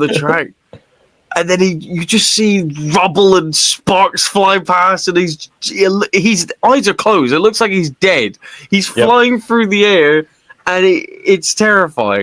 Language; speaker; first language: English; native; English